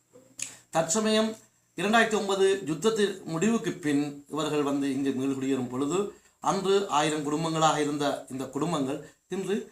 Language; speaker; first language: Tamil; native; Tamil